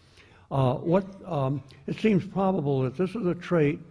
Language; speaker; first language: English; native; English